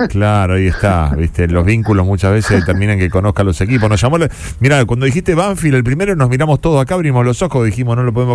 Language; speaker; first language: Spanish; native; Spanish